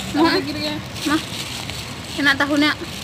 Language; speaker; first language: Chinese; early bilingual, heritage; Chinese